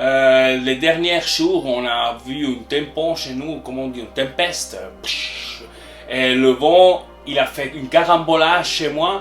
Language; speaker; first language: French; non-native, learner; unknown